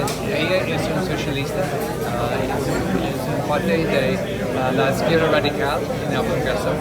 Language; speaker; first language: Spanish; non-native, learner; English